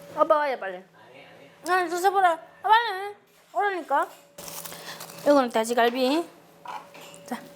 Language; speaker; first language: Korean; native; Korean